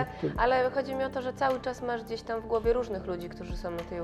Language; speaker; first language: Polish; native; Polish